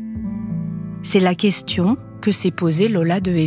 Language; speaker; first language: French; native; French